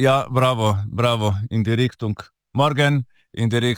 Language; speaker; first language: German; non-native, learner; Italian